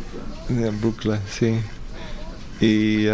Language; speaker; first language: Spanish; non-native, fluent; English